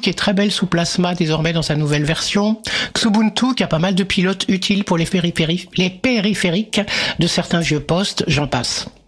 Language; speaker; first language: French; native; French